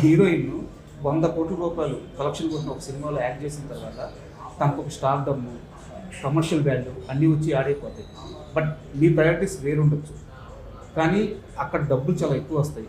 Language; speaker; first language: Telugu; native; Telugu